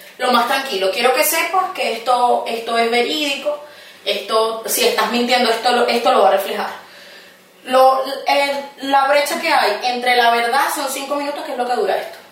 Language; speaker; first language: Spanish; native; Spanish